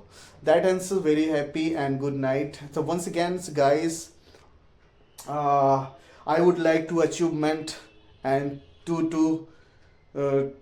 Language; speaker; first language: English; non-native, learner; Hindi